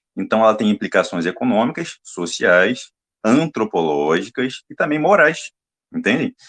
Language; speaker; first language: Portuguese; native; Portuguese